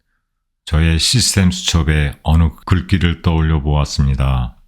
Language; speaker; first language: Korean; native; Korean